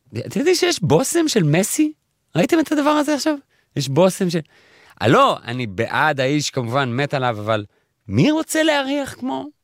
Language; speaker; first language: Hebrew; native; Hebrew